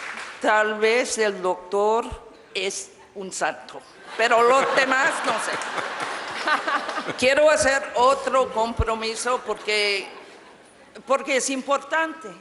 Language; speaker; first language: Spanish; non-native, fluent; English